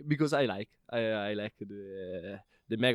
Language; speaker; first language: English; non-native, learner; Italian